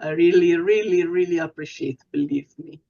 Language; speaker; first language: English; non-native, fluent; Italian